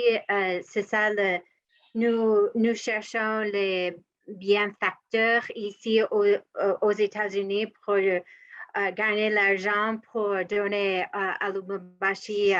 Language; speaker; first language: French; non-native, learner; English